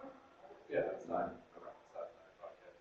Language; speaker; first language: English; native; English